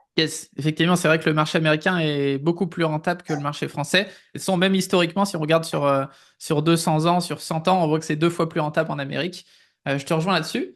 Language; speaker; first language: French; native; French